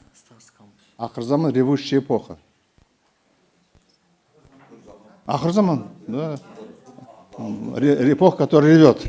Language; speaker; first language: Russian; non-native, local second language; Kazakh